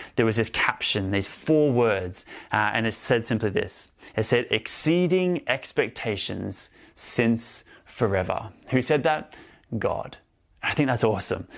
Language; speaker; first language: English; native; English